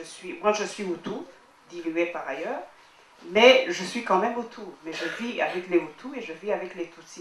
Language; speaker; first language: French; non-native, local second language; Kinyarwanda